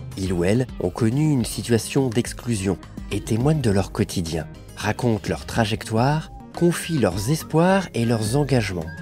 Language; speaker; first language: French; native; French